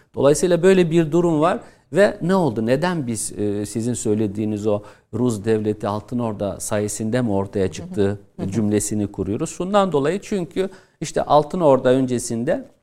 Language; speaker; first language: Turkish; non-native, fluent; Tatar